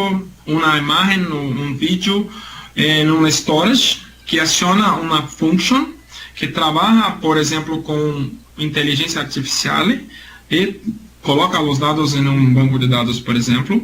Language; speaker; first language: Spanish; non-native, learner; Portuguese